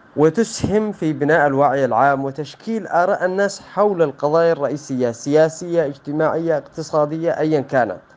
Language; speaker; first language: Arabic; native; Arabic